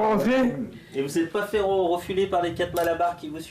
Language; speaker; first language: French; native; French